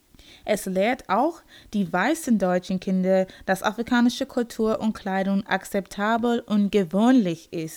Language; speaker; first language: German; non-native, learner; English